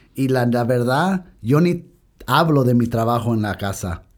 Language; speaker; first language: Spanish; early bilingual, other home language; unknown